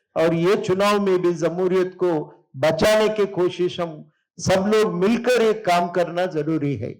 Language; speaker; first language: Hindi; non-native, local second language; Telugu